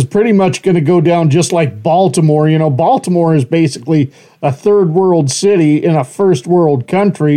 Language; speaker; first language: English; native; English